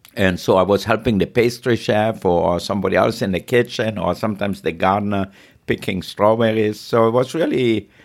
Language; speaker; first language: English; non-native, fluent; German